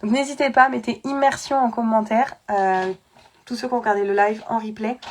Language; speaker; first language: French; native; French